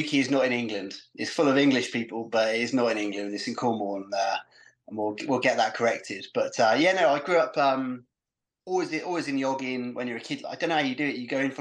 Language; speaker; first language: English; native; English